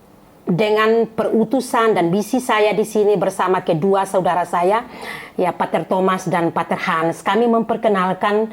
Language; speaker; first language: Indonesian; non-native, fluent; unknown